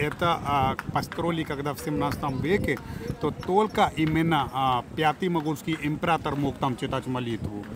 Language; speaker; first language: Russian; non-native, fluent; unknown